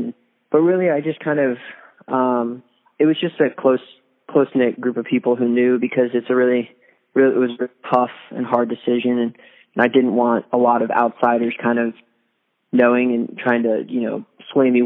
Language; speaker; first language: English; native; English